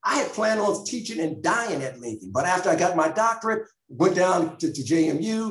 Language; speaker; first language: English; native; English